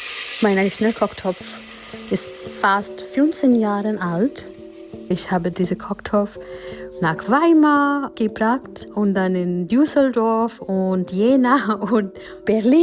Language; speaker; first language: German; non-native, fluent; Gujarati